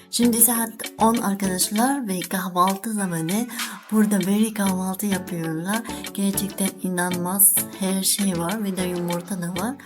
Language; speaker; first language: Turkish; non-native, learner; Arabic